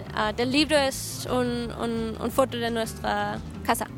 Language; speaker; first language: Spanish; non-native, fluent; German